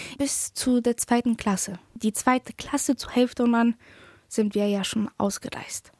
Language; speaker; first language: German; early bilingual, other home language; Polish